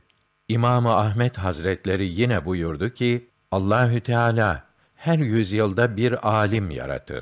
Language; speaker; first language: Turkish; native; Turkish